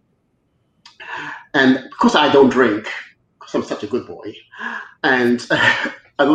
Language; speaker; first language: English; native; English